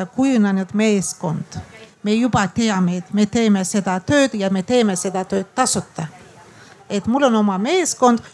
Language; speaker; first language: Estonian; non-native, fluent; Azerbaijani